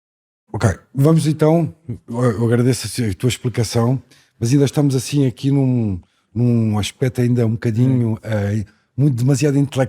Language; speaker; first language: Portuguese; native; Portuguese